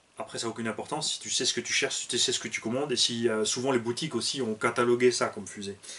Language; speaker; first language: French; native; French